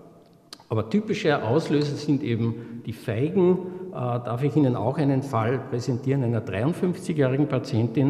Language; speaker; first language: German; native; German